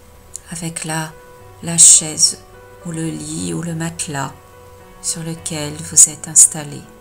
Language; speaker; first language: French; native; French